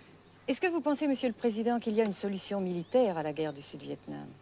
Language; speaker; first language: French; native; French